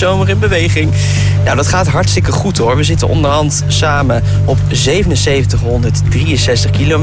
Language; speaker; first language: Dutch; native; Dutch